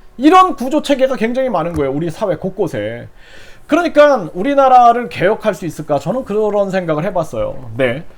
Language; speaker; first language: Korean; native; Korean